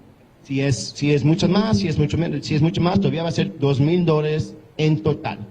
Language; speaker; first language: Spanish; early bilingual, heritage; English